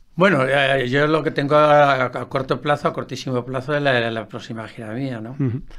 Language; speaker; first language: Spanish; native; Spanish